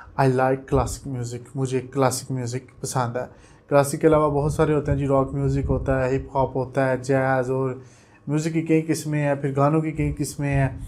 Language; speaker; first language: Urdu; non-native, local second language; Punjabi